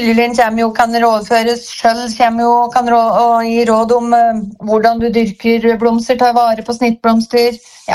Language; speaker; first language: Norwegian; native; Norwegian